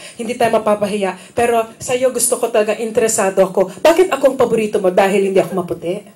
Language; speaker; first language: Filipino; native; Filipino